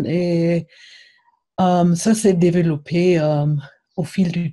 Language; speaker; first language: French; non-native, fluent; German